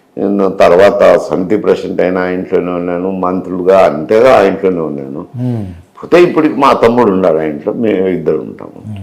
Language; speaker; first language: Telugu; native; Telugu